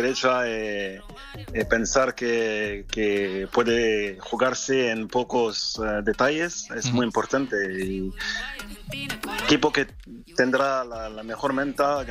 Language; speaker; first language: Spanish; non-native, fluent; French